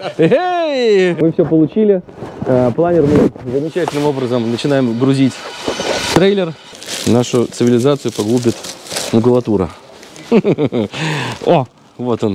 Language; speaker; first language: Russian; native; Russian